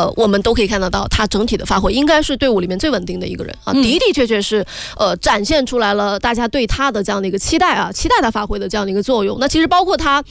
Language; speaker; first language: Chinese; native; Chinese